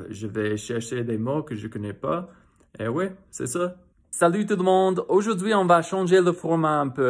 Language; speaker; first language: French; non-native, fluent; English